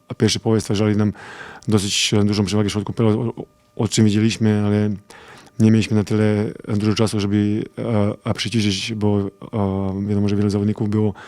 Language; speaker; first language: Polish; non-native, fluent; Serbian